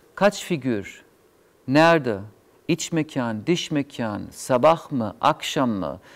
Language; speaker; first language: Turkish; non-native, fluent; German